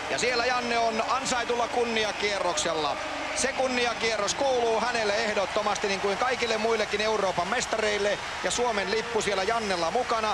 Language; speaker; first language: Finnish; native; Finnish